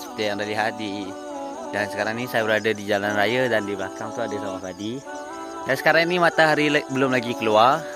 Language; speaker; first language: Malay; non-native, local second language; Iban